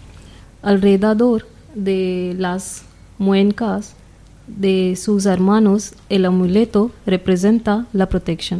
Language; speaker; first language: Spanish; non-native, learner; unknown